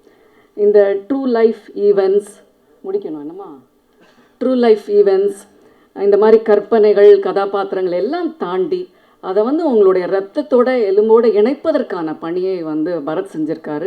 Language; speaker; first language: Tamil; native; Tamil